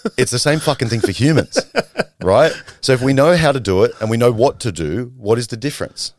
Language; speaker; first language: English; native; English